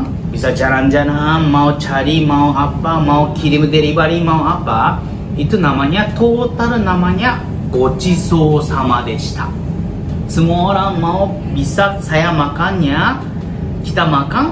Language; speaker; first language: Indonesian; non-native, learner; Japanese